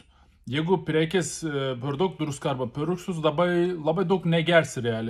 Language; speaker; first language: Lithuanian; non-native, learner; Turkish